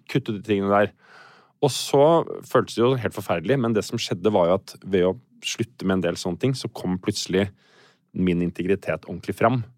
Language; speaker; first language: Norwegian; native; Norwegian